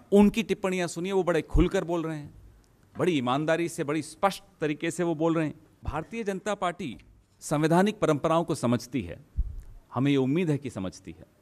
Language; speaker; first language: Hindi; native; Hindi